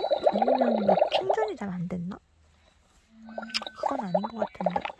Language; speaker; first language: Korean; native; Korean